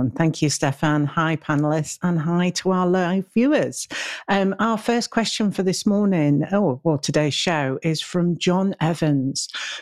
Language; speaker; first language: English; native; English